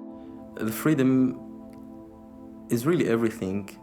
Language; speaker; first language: English; non-native, fluent; Arabic